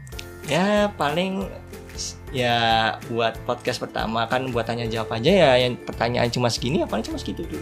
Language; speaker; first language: Indonesian; native; Indonesian